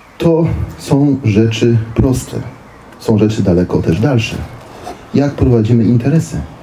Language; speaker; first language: Polish; native; Polish